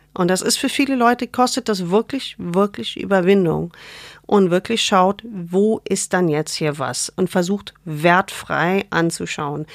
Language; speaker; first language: German; non-native, fluent; English